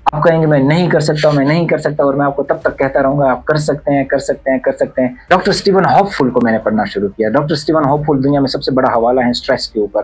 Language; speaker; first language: Urdu; non-native, local second language; Pashto